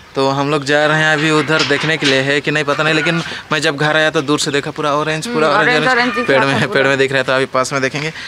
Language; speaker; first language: Hindi; non-native, local second language; Sadri